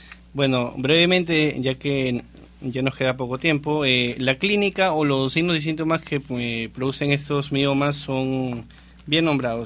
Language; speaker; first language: Spanish; native; Spanish